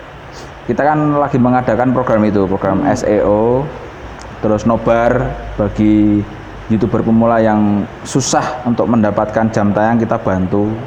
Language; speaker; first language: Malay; non-native, local second language; Javanese